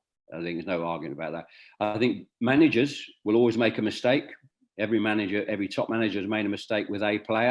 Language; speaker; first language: English; native; English